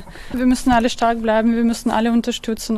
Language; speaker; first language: German; non-native, fluent; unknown